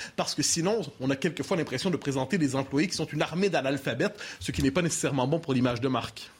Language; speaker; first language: French; native; French